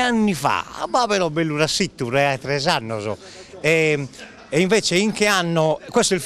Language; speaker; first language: Italian; native; Italian